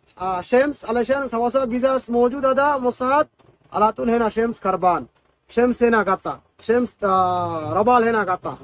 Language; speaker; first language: Arabic; non-native, learner; Bangla